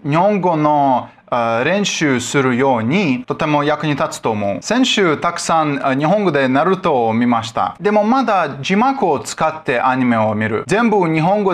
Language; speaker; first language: Japanese; non-native, learner; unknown